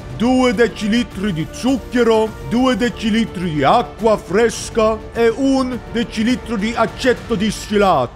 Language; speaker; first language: Italian; non-native, learner; English